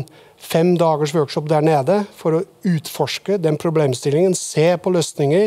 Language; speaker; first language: Norwegian; non-native, fluent; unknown